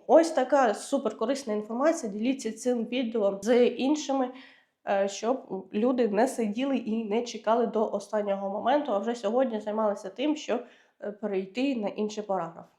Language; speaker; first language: Ukrainian; native; Ukrainian